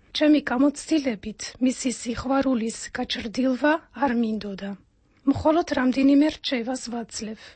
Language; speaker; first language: Georgian; non-native, fluent; Dutch